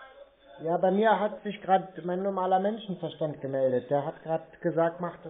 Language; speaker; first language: German; native; German